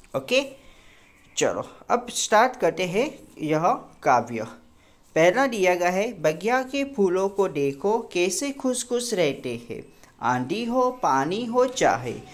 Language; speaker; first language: Hindi; non-native, local second language; Gujarati